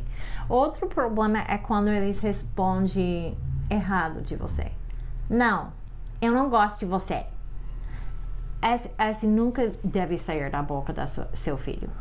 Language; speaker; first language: Portuguese; non-native, fluent; English